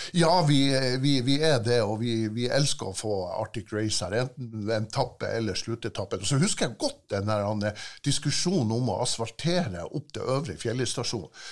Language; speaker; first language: Norwegian; native; Norwegian